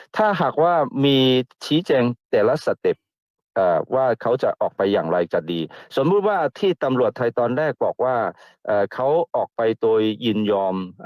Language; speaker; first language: Thai; non-native, fluent; Chinese